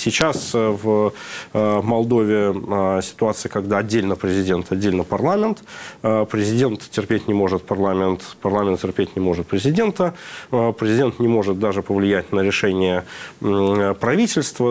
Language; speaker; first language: Russian; native; Russian